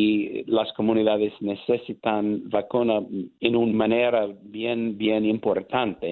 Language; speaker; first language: Spanish; non-native, learner; English